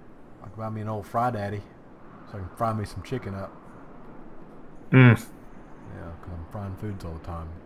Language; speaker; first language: English; native; English